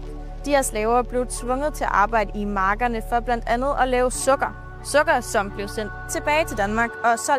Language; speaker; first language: Danish; native; Danish